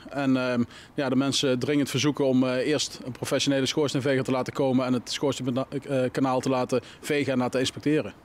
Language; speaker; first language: Dutch; native; Dutch